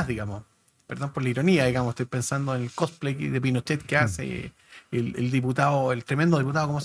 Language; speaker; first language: Spanish; native; Spanish